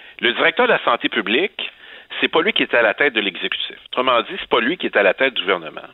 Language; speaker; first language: French; native; French